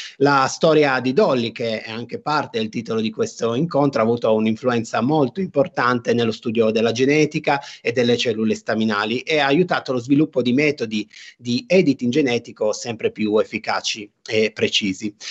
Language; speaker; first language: Italian; native; Italian